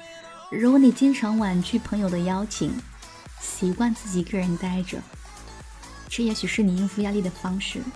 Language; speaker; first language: Chinese; native; Chinese